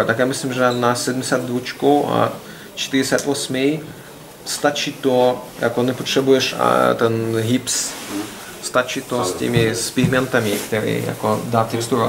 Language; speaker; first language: Czech; non-native, learner; Russian